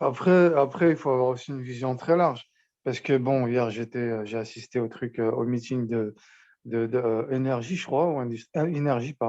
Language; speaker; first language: French; non-native, local second language; Arabic